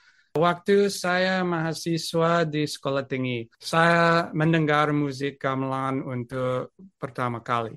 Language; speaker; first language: Indonesian; non-native, learner; English